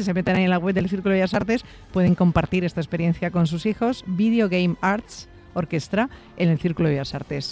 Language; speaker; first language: Spanish; native; Spanish